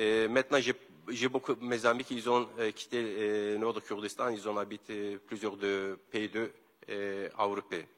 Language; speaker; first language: French; non-native, learner; Kurdish